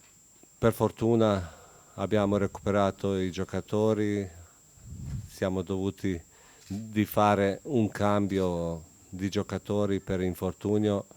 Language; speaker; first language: Italian; non-native, fluent; French